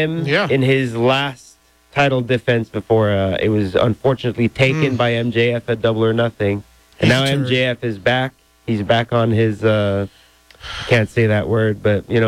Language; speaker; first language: English; non-native, fluent; French